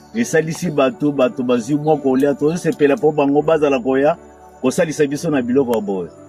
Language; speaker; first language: Lingala; non-native, local second language; Luba-Lulua